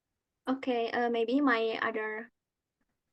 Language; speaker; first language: English; non-native, learner; Indonesian